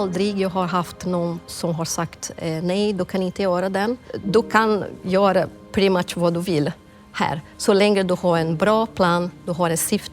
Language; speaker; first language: Swedish; non-native, fluent; Portuguese